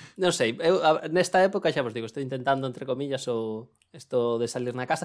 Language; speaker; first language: Galician; non-native, local second language; Spanish